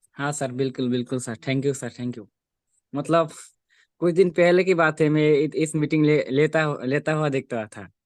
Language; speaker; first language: Hindi; non-native, local second language; Bangla